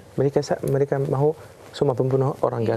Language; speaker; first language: Indonesian; non-native, fluent; Arabic